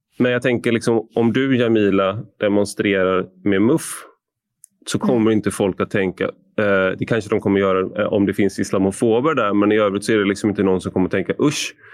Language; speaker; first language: Swedish; native; Swedish